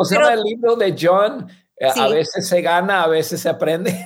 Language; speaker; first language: Spanish; non-native, fluent; English